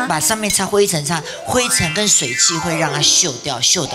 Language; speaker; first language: Chinese; native; Chinese